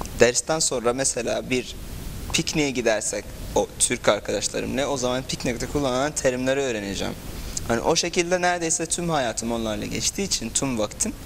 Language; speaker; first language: Turkish; non-native, fluent; Arabic